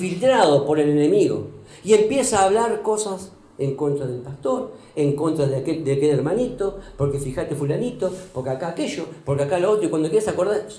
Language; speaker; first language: Spanish; native; Spanish